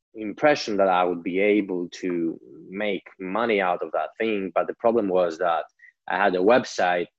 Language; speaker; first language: English; non-native, fluent; Greek